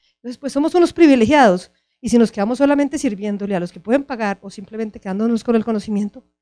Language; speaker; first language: Spanish; native; Spanish